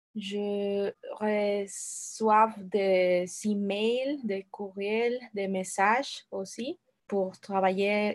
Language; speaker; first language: French; non-native, learner; Spanish